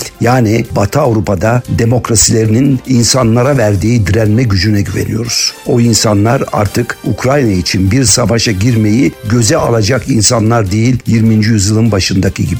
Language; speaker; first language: Turkish; native; Turkish